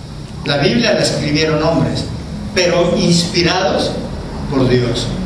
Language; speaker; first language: Spanish; native; Spanish